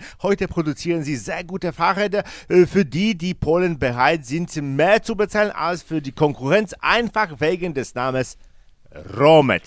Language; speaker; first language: German; non-native, fluent; Polish